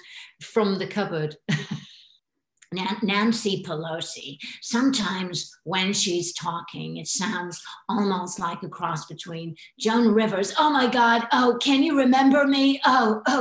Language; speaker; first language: English; native; English